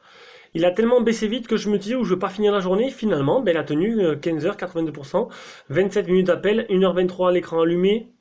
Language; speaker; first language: French; native; French